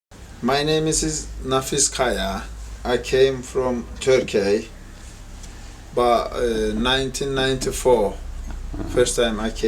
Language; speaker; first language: English; non-native, learner; Turkish